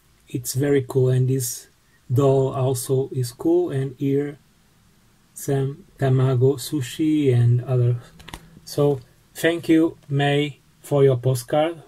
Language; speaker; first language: English; non-native, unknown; Portuguese